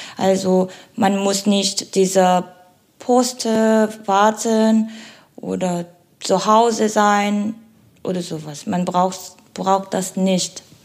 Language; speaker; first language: German; non-native, learner; Korean